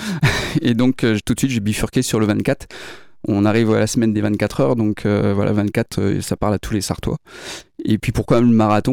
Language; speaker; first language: French; native; French